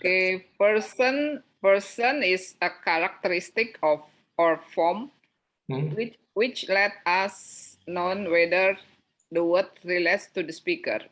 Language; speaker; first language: English; non-native, learner; Indonesian